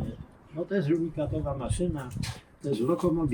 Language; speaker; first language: Polish; native; Polish